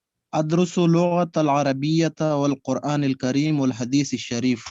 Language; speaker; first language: Arabic; non-native, learner; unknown